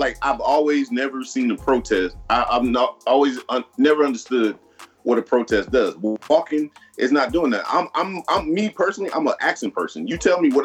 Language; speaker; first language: English; native; English